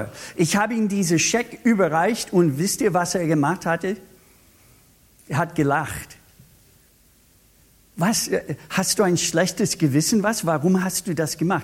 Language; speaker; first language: German; non-native, fluent; English